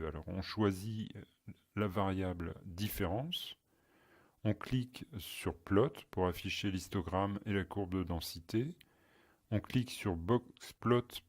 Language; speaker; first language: French; native; French